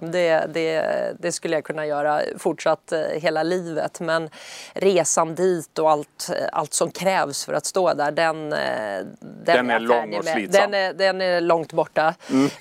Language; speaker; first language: Swedish; native; Swedish